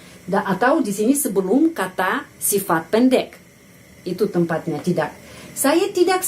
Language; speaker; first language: Indonesian; non-native, fluent; Russian